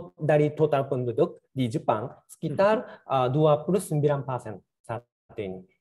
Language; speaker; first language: Indonesian; non-native, fluent; Japanese